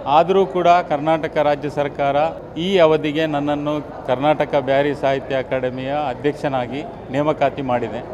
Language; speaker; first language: Kannada; non-native, local second language; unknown